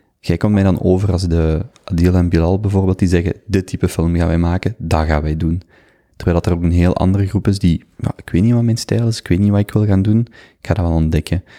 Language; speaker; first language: Dutch; native; Dutch